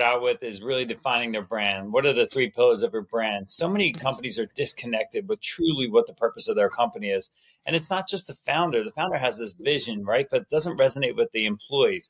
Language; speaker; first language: English; native; English